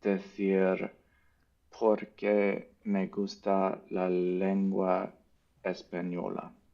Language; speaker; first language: Spanish; non-native, learner; English